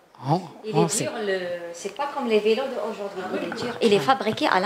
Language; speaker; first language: French; non-native, fluent; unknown